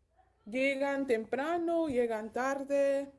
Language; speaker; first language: Spanish; early bilingual, heritage; Spanish